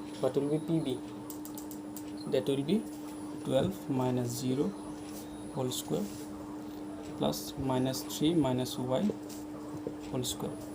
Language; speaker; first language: English; non-native, local second language; Hindi